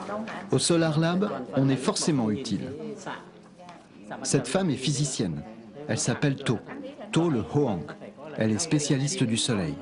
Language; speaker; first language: French; native; French